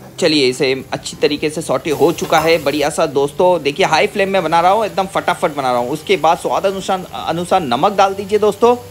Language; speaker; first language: Hindi; non-native, local second language; Bangla